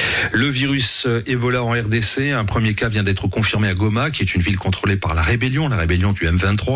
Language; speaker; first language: French; native; French